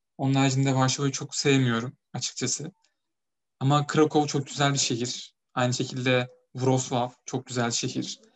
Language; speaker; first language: Turkish; native; Turkish